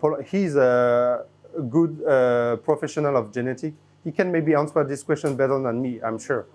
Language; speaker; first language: English; non-native, fluent; French